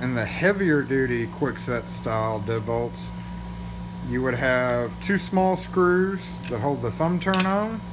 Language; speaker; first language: English; native; English